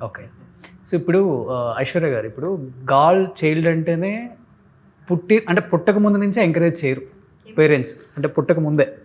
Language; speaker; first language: Telugu; native; Telugu